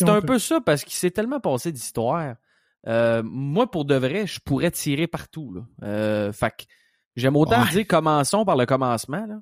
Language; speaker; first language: French; native; French